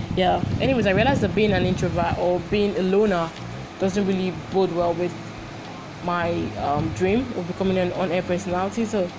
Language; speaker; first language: English; non-native, local second language; Igbo